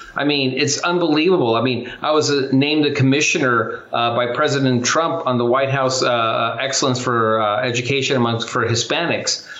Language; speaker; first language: English; native; English